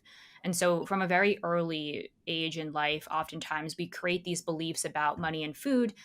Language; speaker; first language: English; native; English